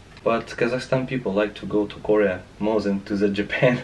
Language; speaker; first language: English; non-native, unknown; Russian